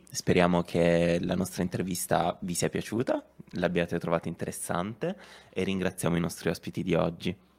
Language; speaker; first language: Italian; native; Italian